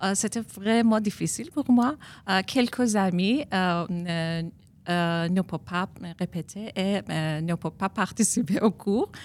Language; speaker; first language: French; non-native, learner; Persian